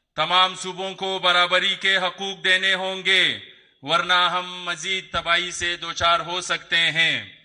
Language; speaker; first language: Urdu; non-native, local second language; Hazaragi